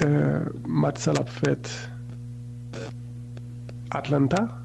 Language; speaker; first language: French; non-native, local second language; Haitian Creole